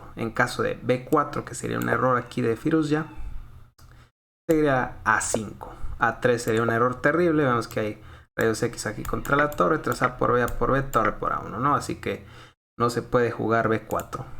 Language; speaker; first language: Spanish; native; Spanish